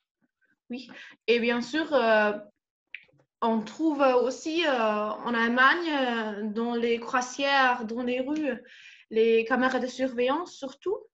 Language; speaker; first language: French; non-native, fluent; German